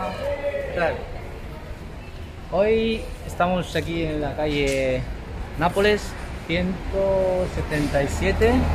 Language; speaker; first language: Spanish; non-native, fluent; Chinese